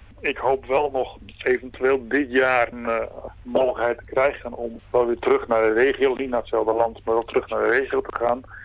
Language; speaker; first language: Dutch; native; Dutch